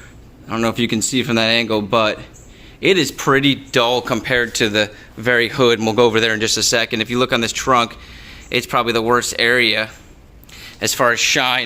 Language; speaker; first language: English; native; English